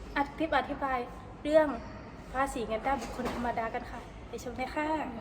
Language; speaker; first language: Thai; non-native, local second language; Pattani Malay